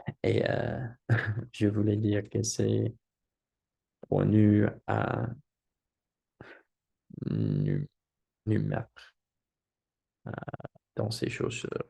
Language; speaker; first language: French; non-native, learner; English